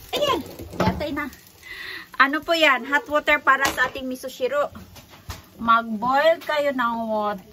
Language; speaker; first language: Filipino; non-native, local second language; Cebuano